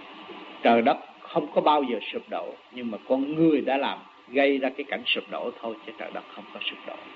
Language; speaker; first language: Vietnamese; native; Vietnamese